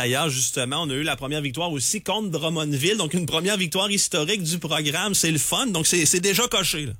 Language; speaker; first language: French; native; French